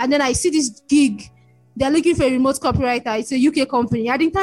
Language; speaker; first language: English; non-native, local second language; Igbo